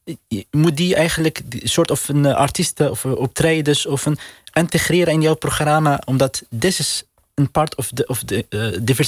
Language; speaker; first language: Dutch; non-native, learner; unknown